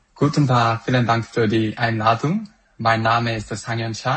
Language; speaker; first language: German; non-native, fluent; Korean